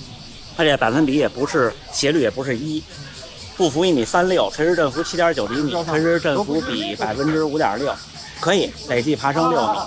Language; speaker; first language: Chinese; native; Chinese